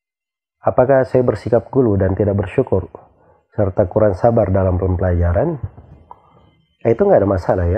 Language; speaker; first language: Indonesian; native; Indonesian